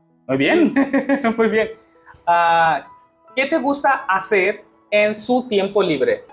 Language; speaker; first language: Spanish; non-native, learner; Hindi